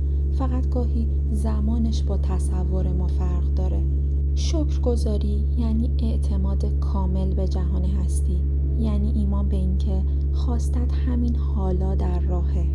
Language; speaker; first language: Persian; native; Persian